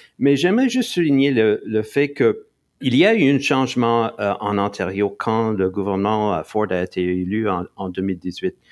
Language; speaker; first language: French; non-native, local second language; English